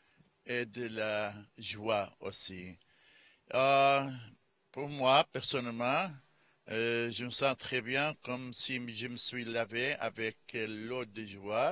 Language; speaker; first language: French; non-native, fluent; English